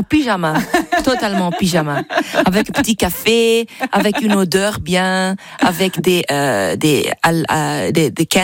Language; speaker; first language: French; non-native, fluent; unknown